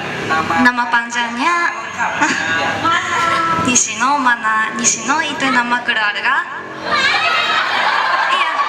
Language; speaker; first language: Indonesian; non-native, learner; Japanese